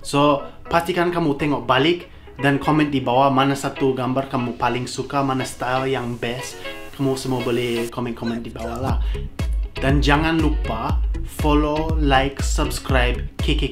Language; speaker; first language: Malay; non-native, fluent; English